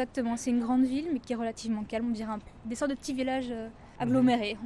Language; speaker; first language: French; native; French